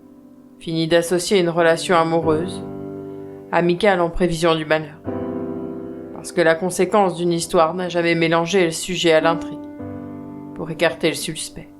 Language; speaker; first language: French; native; French